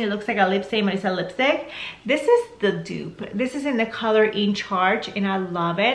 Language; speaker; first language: English; non-native, fluent; Spanish